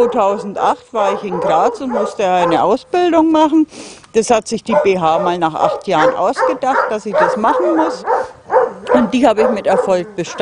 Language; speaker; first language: German; non-native, fluent; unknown